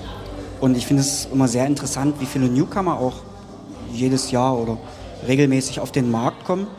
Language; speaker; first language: German; native; German